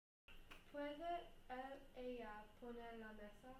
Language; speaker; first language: Spanish; non-native, learner; English